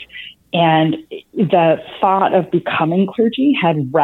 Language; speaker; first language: English; native; English